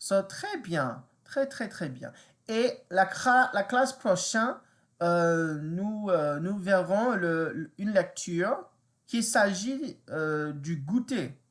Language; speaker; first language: French; non-native, learner; English